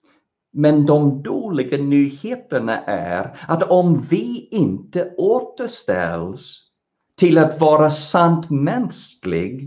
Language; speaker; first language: Swedish; non-native, fluent; English